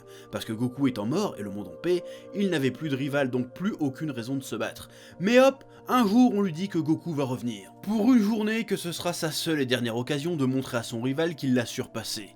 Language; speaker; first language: French; native; French